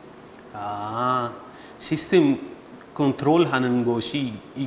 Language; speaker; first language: Korean; non-native, learner; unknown